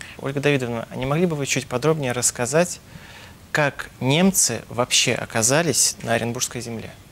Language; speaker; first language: Russian; native; Russian